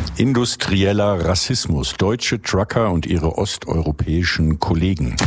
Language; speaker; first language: German; native; German